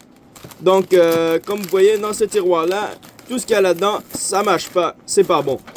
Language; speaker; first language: French; native; French